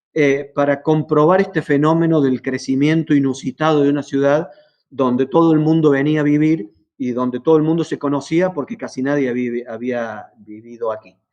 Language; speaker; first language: Spanish; native; Spanish